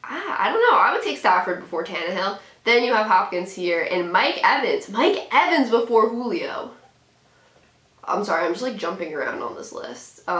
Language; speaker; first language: English; native; English